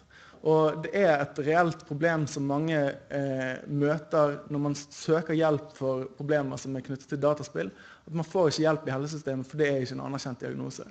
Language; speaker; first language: Norwegian; native; Norwegian